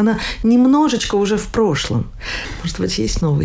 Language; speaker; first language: Russian; native; Russian